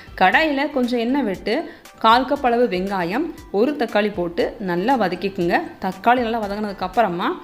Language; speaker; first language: Tamil; native; Tamil